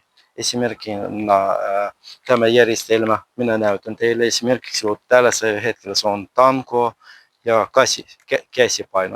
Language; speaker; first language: Finnish; non-native, learner; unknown